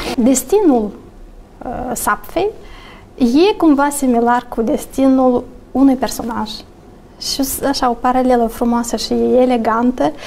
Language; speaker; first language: Romanian; native; Romanian